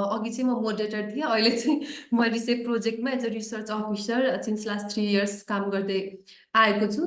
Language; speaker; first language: Nepali; native; Nepali